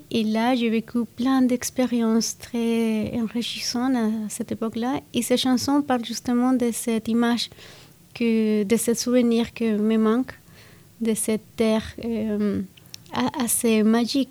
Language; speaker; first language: French; non-native, fluent; Spanish